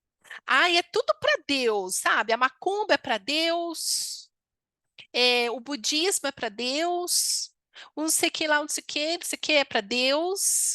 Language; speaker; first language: Portuguese; native; Portuguese